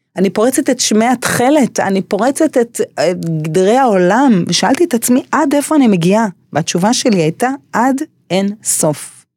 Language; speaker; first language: Hebrew; early bilingual, other home language; English